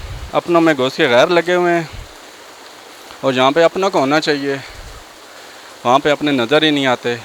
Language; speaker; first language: Urdu; native; Urdu